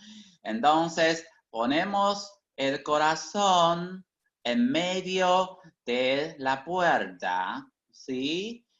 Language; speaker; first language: Spanish; non-native, fluent; Chinese